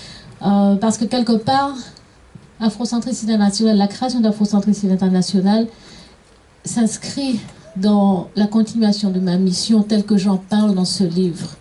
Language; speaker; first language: French; native; French